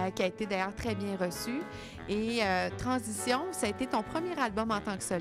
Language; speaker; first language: French; native; French